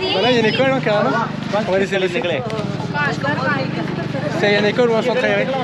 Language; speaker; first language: French; native; French